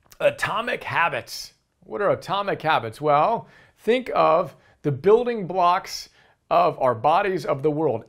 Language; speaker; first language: English; native; English